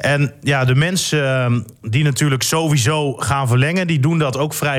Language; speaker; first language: Dutch; native; Dutch